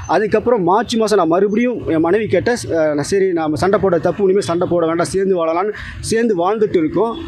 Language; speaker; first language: Tamil; native; Tamil